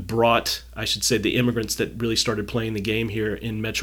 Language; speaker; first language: English; native; English